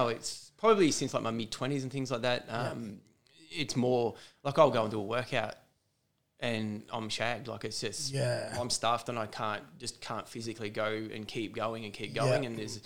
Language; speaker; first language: English; native; English